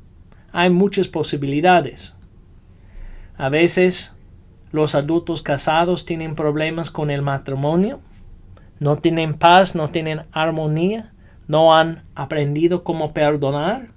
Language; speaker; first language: Spanish; non-native, fluent; English